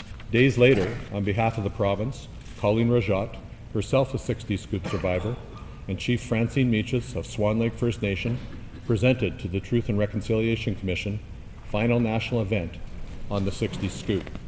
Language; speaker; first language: English; native; English